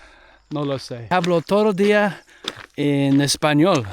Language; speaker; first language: Spanish; non-native, learner; English